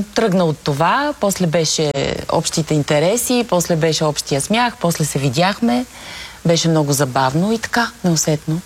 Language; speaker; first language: Bulgarian; native; Bulgarian